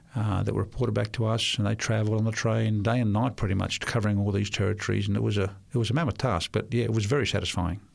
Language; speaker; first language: English; non-native, local second language; Russian